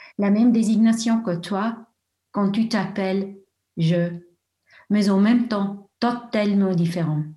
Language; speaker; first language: French; non-native, local second language; German